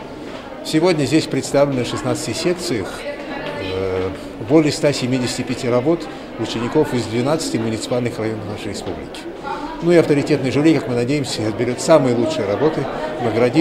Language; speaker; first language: Russian; native; Russian